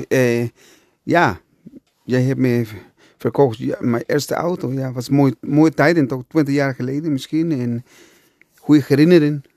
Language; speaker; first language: Dutch; non-native, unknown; Spanish